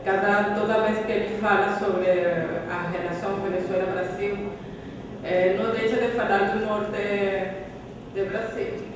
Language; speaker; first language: Portuguese; non-native, fluent; Spanish